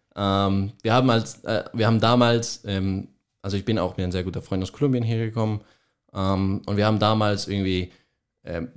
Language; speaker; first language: German; non-native, fluent; Spanish